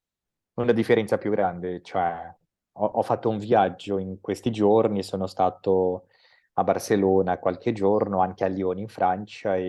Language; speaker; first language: Italian; non-native, fluent; Portuguese